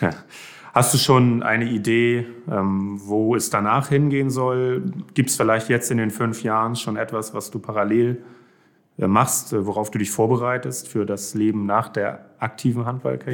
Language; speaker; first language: German; native; German